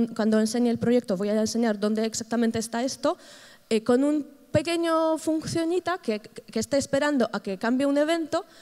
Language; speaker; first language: Spanish; non-native, fluent; Polish